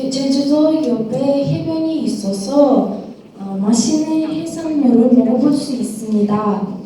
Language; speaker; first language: Korean; non-native, learner; Kazakh